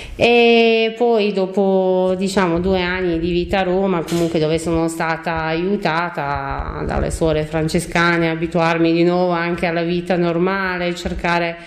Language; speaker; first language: Italian; non-native, fluent; Croatian